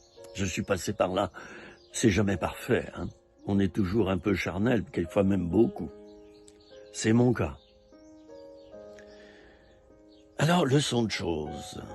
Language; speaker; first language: French; native; French